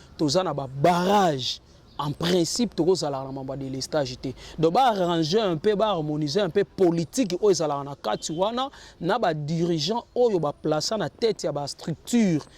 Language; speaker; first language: Lingala; non-native, local second language; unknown